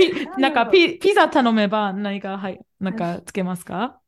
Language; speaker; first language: Japanese; non-native, fluent; English